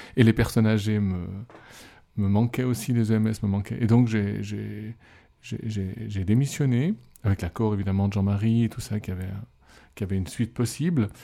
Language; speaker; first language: French; native; French